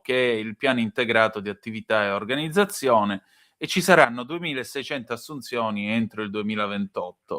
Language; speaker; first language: Italian; native; Italian